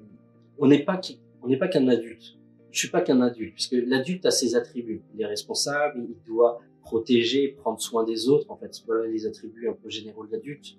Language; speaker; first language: French; native; French